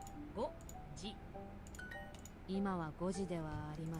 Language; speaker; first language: Japanese; non-native, learner; English